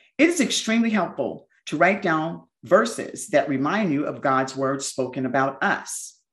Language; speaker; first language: English; native; English